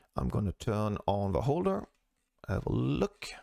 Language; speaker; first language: English; non-native, fluent; Swedish